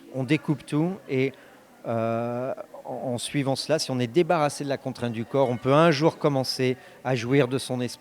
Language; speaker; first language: French; native; French